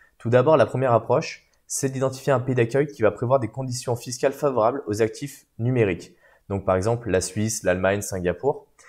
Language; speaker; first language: French; native; French